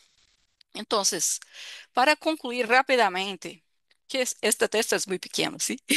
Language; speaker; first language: Spanish; non-native, fluent; Portuguese